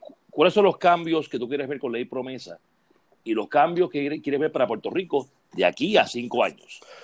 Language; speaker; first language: Spanish; native; Spanish